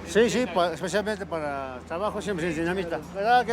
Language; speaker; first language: Spanish; native; Spanish